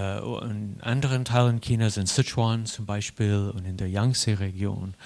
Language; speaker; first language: German; non-native, fluent; English